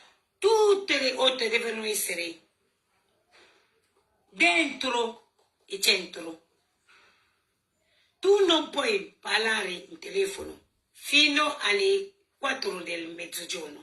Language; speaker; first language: Italian; non-native, learner; French